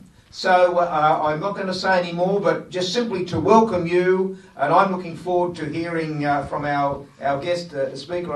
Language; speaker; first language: English; native; English